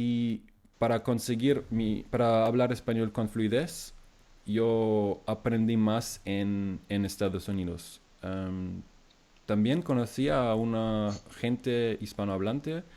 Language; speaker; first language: Spanish; non-native, fluent; German